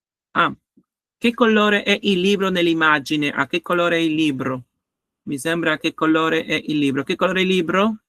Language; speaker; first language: Italian; non-native, learner; Spanish